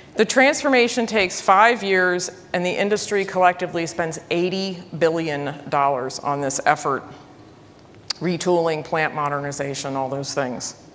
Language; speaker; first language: English; native; English